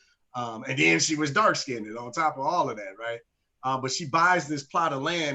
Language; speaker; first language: English; native; English